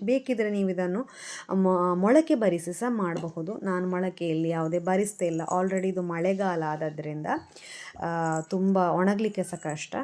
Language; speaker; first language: Kannada; non-native, local second language; Tulu